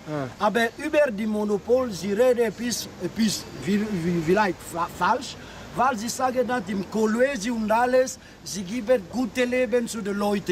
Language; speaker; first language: German; non-native, learner; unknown